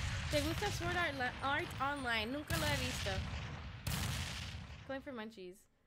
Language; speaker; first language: Spanish; early bilingual, heritage; Spanish